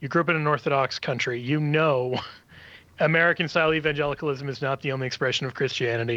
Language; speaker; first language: English; native; English